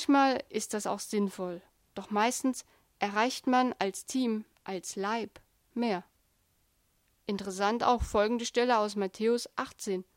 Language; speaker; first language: German; native; German